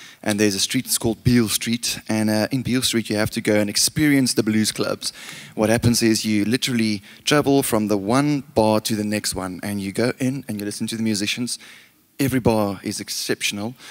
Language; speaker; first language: English; non-native, local second language; Afrikaans